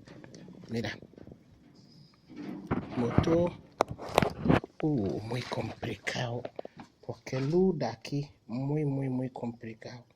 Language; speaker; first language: Spanish; non-native, learner; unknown